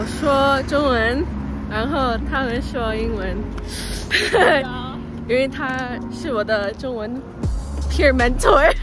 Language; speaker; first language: Chinese; non-native, learner; English